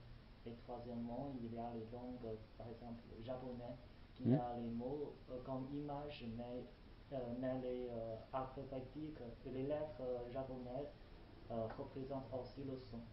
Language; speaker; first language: French; non-native, learner; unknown